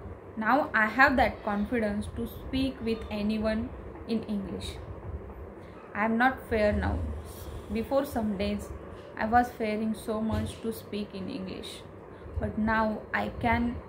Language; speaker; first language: English; non-native, learner; Marathi